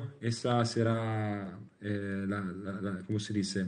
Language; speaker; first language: Spanish; non-native, learner; Italian